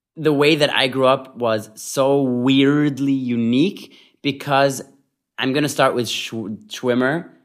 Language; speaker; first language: English; early bilingual, other home language; Hebrew